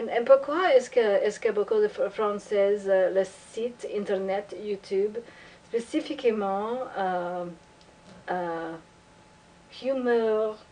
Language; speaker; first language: French; non-native, learner; English